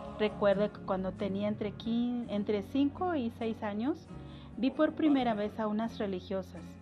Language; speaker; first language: Spanish; non-native, local second language; Kʼicheʼ